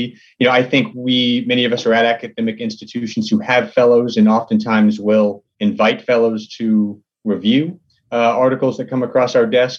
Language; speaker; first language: English; native; English